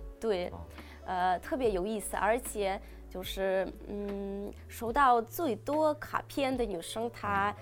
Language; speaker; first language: Chinese; non-native, fluent; Russian